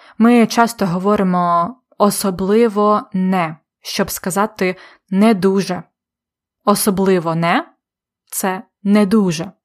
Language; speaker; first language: Ukrainian; native; Ukrainian